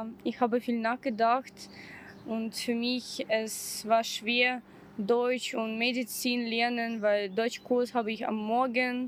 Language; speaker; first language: German; non-native, learner; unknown